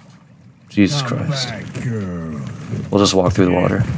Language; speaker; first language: English; native; English